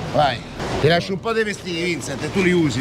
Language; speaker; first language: Italian; native; Italian